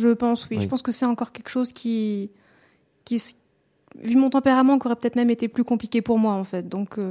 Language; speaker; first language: French; native; French